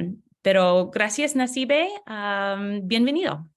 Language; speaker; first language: Spanish; non-native, learner; English